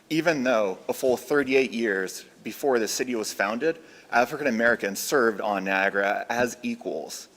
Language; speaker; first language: English; native; English